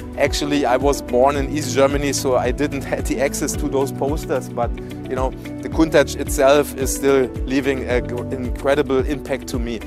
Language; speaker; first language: English; non-native, fluent; German